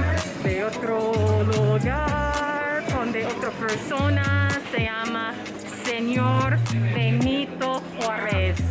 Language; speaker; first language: Spanish; non-native, learner; English